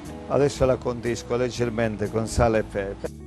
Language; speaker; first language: Italian; native; Italian